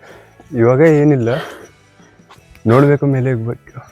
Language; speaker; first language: Kannada; non-native, local second language; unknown